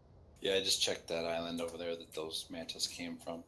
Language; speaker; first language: English; native; English